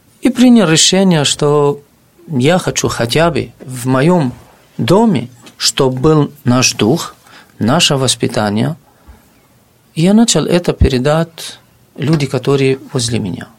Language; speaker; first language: Russian; non-native, fluent; Arabic